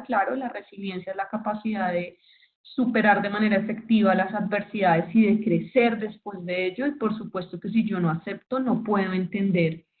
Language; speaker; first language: Spanish; native; Spanish